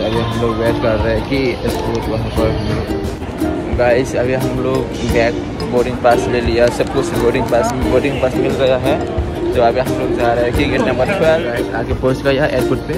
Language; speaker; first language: Hindi; non-native, local second language; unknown